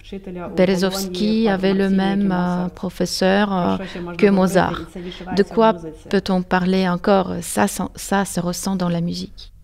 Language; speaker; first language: French; non-native, fluent; Ukrainian